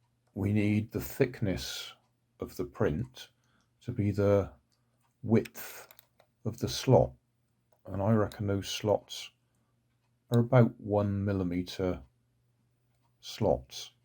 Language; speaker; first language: English; native; English